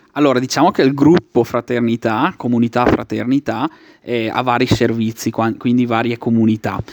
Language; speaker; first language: Italian; native; Italian